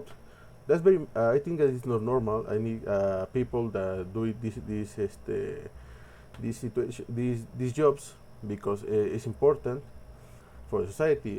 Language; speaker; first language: English; non-native, learner; Spanish